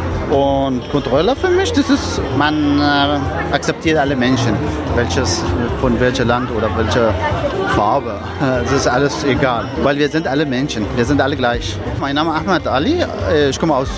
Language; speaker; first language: German; non-native, learner; Arabic